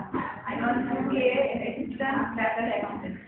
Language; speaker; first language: English; non-native, learner; Bangla